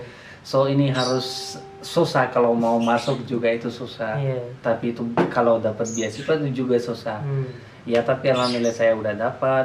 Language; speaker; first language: Indonesian; non-native, learner; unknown